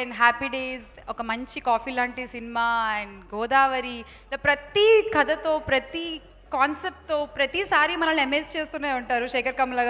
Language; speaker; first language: Telugu; native; Telugu